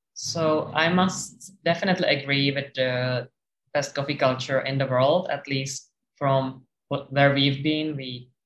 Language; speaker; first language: English; non-native, fluent; Czech